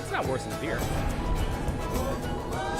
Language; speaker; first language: English; native; English